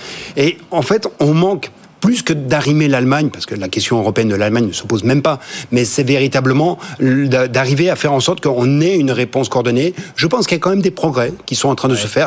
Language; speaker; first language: French; native; French